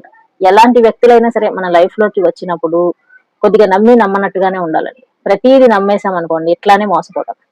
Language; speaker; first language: Telugu; native; Telugu